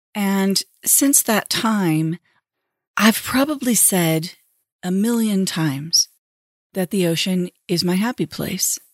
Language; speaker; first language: English; native; English